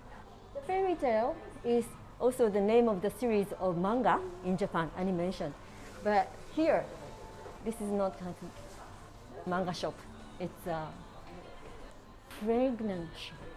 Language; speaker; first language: English; non-native, fluent; Japanese